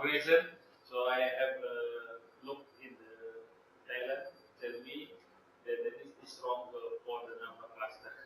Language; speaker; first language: English; non-native, learner; Indonesian